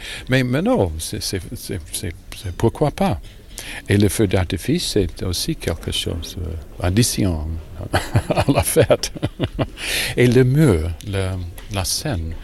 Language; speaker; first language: French; non-native, learner; English